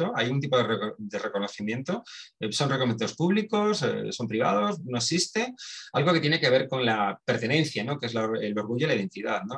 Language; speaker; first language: Spanish; native; Spanish